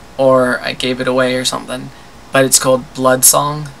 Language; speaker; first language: English; native; English